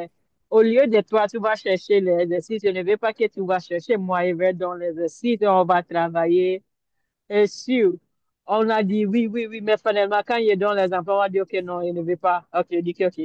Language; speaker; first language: French; non-native, learner; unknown